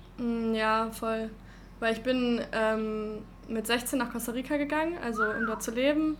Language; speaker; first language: German; native; German